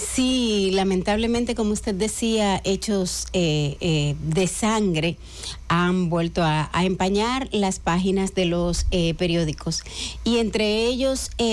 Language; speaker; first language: Spanish; native; Spanish